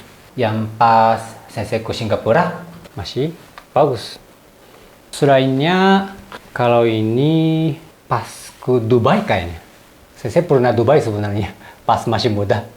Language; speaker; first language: Indonesian; non-native, fluent; Japanese